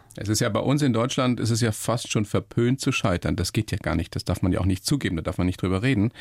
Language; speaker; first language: German; native; German